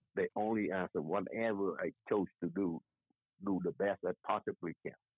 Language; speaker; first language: English; non-native, fluent; Vietnamese